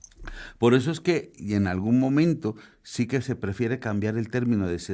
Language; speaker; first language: Spanish; native; Spanish